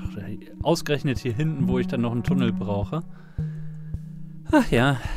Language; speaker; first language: German; native; German